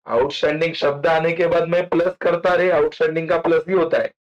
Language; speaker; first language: Hindi; non-native, local second language; Marathi